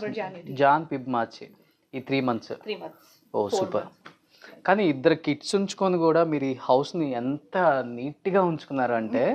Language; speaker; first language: Telugu; native; Telugu